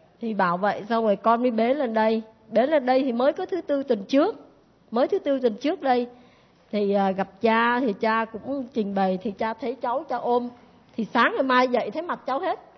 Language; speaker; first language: Vietnamese; native; Vietnamese